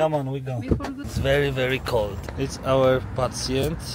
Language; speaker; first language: English; non-native, learner; Polish